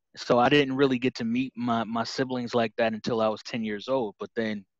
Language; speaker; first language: English; native; English